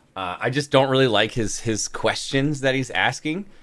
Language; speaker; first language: English; native; English